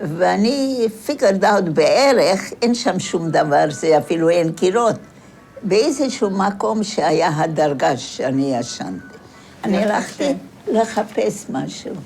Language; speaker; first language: Hebrew; non-native, fluent; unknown